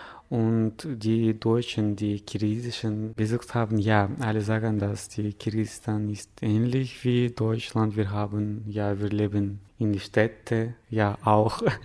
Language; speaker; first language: German; non-native, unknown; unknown